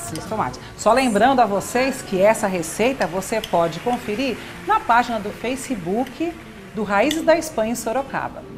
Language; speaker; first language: Portuguese; native; Portuguese